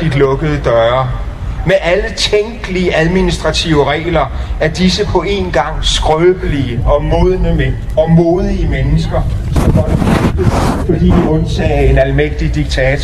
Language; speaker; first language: Danish; native; Danish